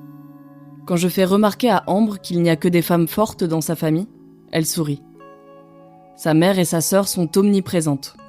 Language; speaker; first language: French; native; French